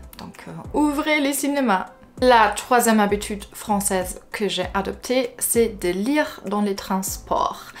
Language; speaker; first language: French; non-native, fluent; German